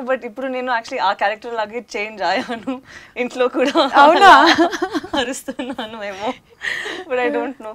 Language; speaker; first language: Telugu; non-native, learner; Tamil